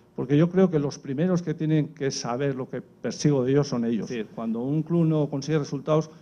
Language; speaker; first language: Spanish; native; Spanish